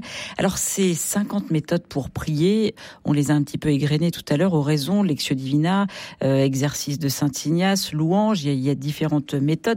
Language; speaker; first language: French; native; French